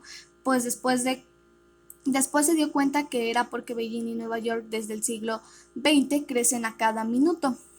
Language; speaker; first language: Spanish; native; Spanish